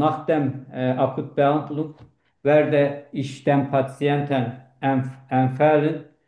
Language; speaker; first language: German; non-native, learner; Turkish